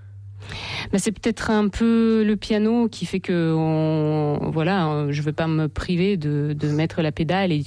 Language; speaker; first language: French; non-native, fluent; Russian